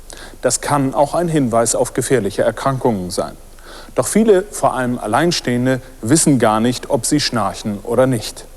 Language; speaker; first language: German; native; German